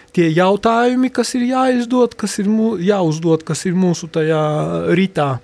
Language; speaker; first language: Latvian; non-native, local second language; Polish